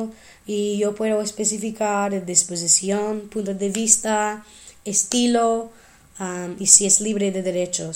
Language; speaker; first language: Spanish; non-native, fluent; English